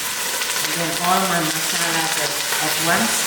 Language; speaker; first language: English; native; English